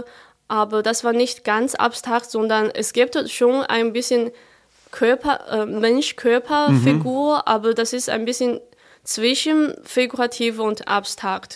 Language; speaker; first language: German; non-native, fluent; Chinese